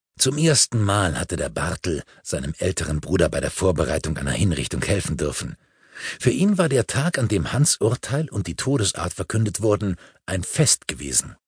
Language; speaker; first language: German; native; German